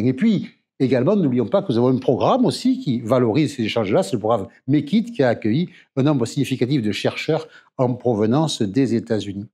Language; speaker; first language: French; native; French